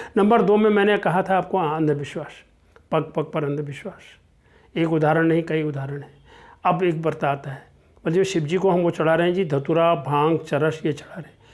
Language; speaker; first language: Hindi; non-native, local second language; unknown